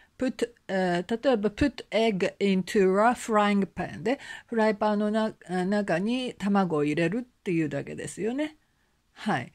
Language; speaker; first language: Japanese; native; Japanese